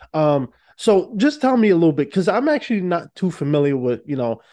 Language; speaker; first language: English; native; English